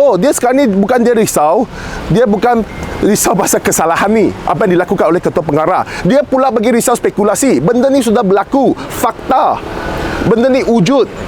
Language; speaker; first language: Malay; non-native, local second language; Chinese